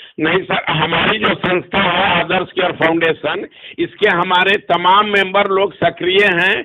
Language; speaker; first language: Hindi; non-native, local second language; Bhojpuri